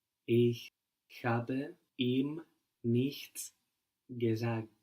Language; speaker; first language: German; non-native, learner; English